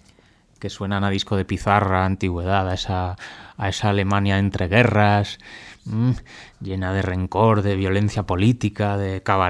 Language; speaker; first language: Spanish; native; Spanish